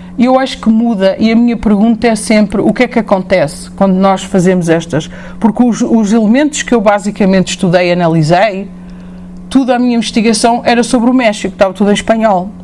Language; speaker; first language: Portuguese; native; Portuguese